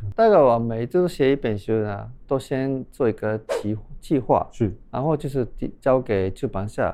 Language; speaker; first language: Chinese; non-native, fluent; Japanese